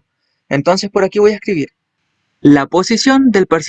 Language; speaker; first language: Spanish; native; Spanish